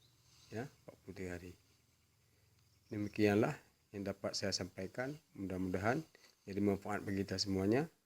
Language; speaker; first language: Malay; non-native, local second language; Achinese